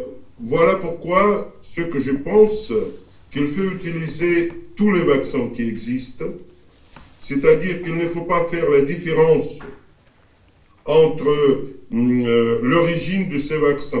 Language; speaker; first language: French; non-native, fluent; Russian